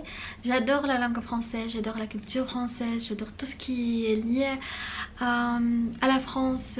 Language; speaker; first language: French; non-native, fluent; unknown